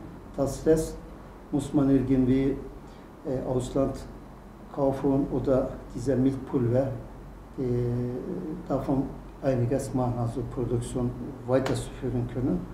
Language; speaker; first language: German; non-native, learner; Turkish